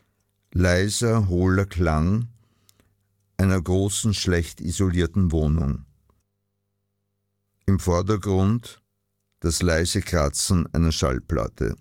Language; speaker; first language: German; native; German